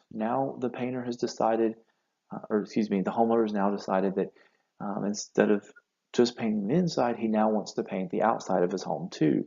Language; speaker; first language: English; native; English